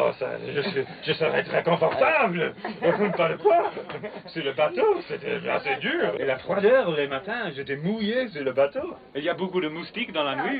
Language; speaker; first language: French; non-native, fluent; English